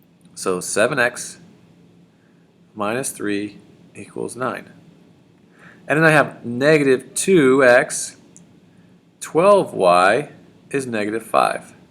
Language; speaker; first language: English; native; English